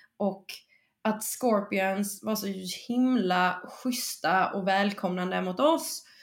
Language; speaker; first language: Swedish; early bilingual, other home language; Spanish